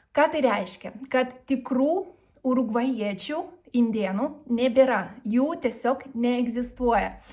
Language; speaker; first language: Lithuanian; early bilingual, other home language; Spanish